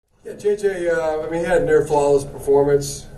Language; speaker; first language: English; native; English